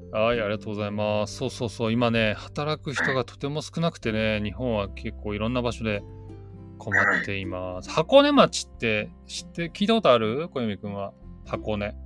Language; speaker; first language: Japanese; native; Japanese